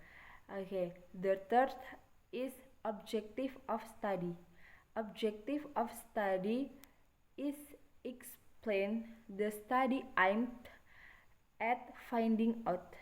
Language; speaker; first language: English; non-native, learner; Indonesian